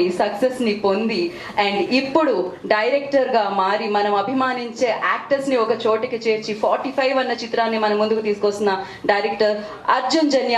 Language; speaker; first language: Telugu; native; Telugu